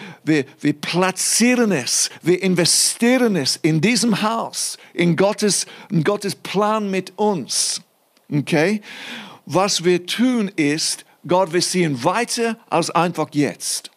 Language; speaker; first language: German; non-native, fluent; English